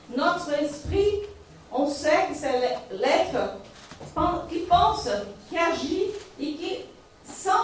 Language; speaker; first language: French; non-native, fluent; Portuguese